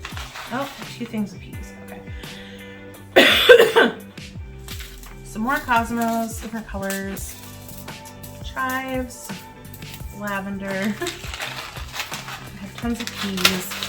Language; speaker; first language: English; native; English